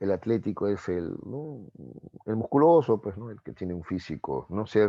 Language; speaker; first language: Spanish; native; Spanish